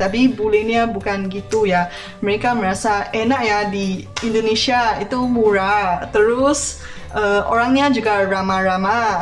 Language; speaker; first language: Indonesian; non-native, fluent; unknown